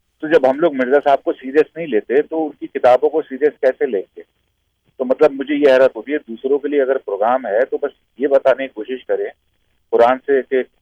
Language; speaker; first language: Urdu; native; Urdu